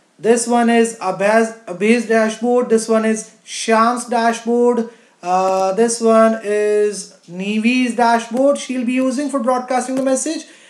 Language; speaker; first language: English; non-native, local second language; Hindi